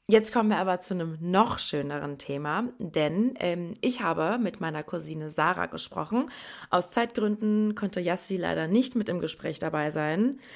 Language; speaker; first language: German; early bilingual, other home language; Persian